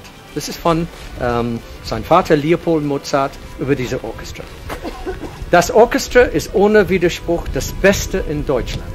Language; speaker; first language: German; non-native, fluent; English